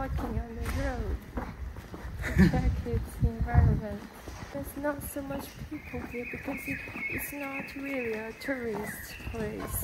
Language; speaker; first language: English; non-native, fluent; Chinese